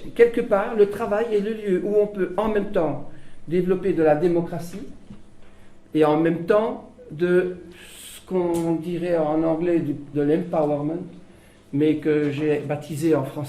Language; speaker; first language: French; native; French